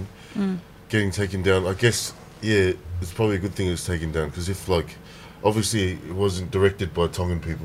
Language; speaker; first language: English; native; English